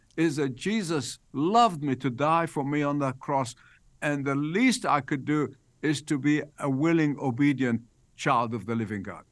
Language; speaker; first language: English; non-native, fluent; Arabic